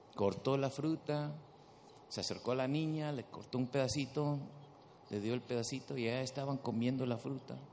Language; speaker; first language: Spanish; early bilingual, heritage; Spanish